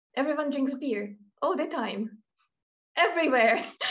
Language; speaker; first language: English; non-native, fluent; Russian